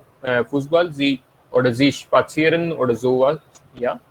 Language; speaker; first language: German; non-native, fluent; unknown